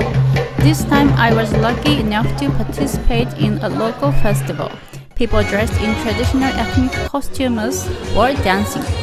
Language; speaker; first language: English; non-native, learner; Japanese